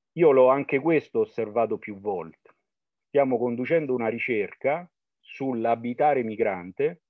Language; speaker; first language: Italian; native; Italian